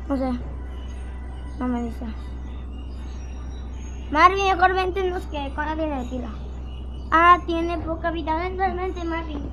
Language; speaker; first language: Spanish; native; Spanish